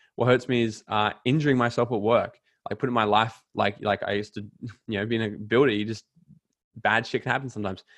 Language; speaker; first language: English; native; English